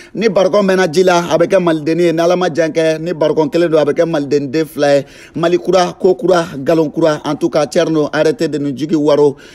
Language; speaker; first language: French; non-native, local second language; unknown